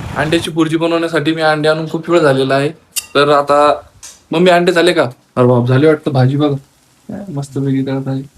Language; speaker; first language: Marathi; non-native, local second language; Lambadi